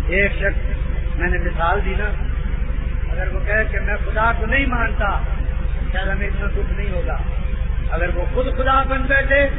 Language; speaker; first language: Urdu; non-native, local second language; Punjabi